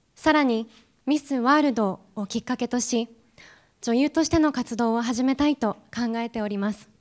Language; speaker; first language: Japanese; early bilingual, heritage; Japanese